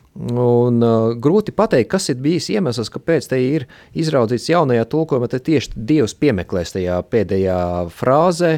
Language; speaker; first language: Latvian; native; Latvian